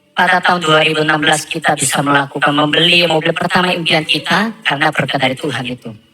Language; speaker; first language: Indonesian; non-native, fluent; Korean